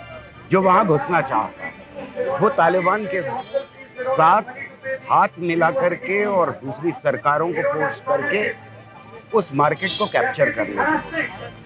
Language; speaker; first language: Hindi; native; Hindi